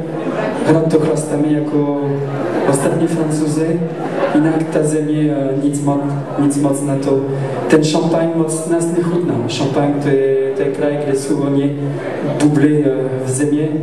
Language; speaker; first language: Czech; non-native, learner; French